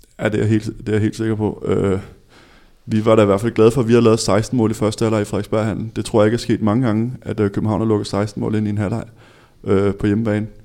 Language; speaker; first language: Danish; native; Danish